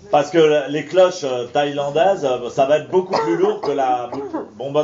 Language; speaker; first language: French; native; French